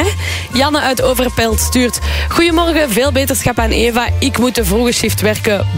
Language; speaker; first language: Dutch; native; Dutch